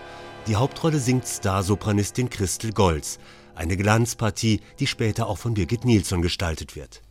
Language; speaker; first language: German; native; German